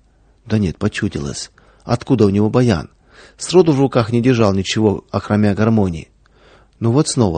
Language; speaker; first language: Russian; native; Russian